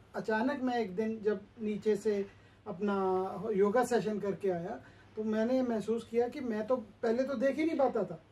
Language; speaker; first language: Hindi; native; Hindi